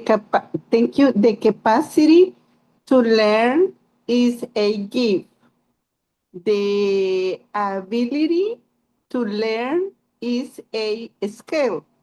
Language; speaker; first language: English; non-native, learner; Spanish